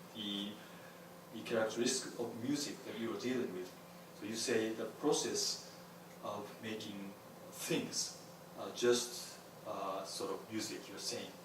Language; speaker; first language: English; non-native, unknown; Japanese